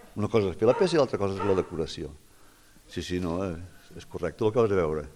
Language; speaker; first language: Catalan; native; Catalan